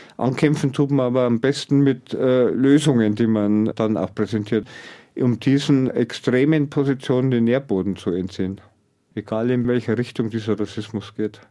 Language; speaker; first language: German; native; German